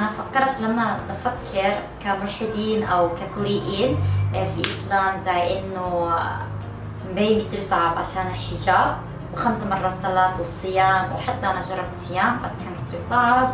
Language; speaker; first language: Arabic; non-native, learner; Korean